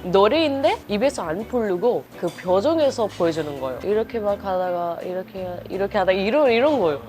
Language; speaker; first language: Korean; non-native, fluent; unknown